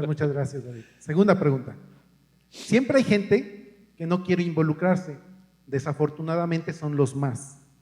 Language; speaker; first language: Spanish; native; Spanish